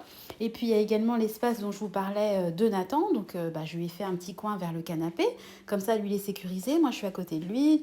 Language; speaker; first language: French; native; French